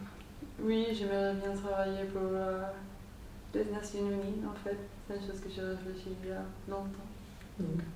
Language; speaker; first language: French; non-native, fluent; Spanish